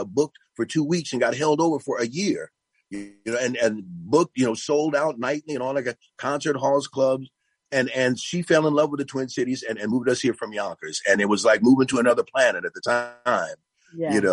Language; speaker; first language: English; native; English